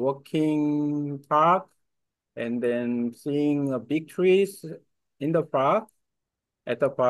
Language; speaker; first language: English; non-native, learner; Korean